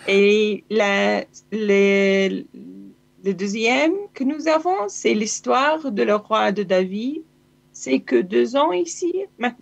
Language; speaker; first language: French; non-native, learner; Hebrew